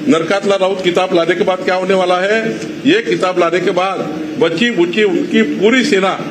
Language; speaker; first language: Hindi; non-native, local second language; Marathi